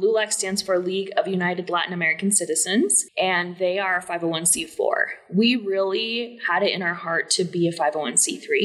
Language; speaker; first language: English; native; English